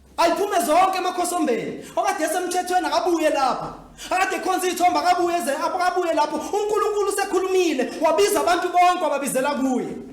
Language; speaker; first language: Zulu; native; Zulu